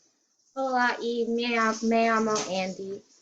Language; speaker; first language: Spanish; non-native, learner; English